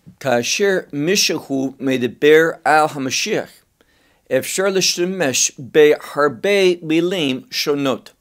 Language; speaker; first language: Hebrew; non-native, fluent; English